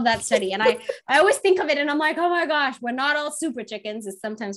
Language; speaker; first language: English; non-native, local second language; Kikuyu